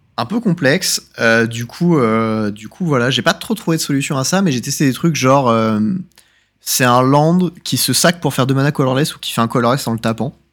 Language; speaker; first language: French; native; French